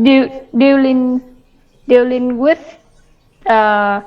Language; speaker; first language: English; non-native, learner; Vietnamese